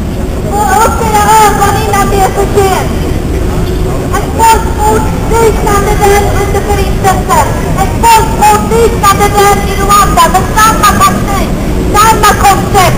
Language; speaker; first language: Swedish; non-native, fluent; Azerbaijani